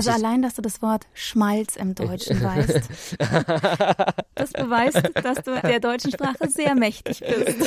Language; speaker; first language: German; native; German